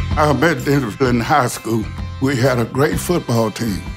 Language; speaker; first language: English; native; English